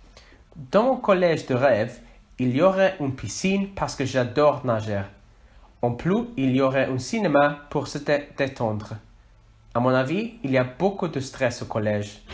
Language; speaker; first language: French; non-native, learner; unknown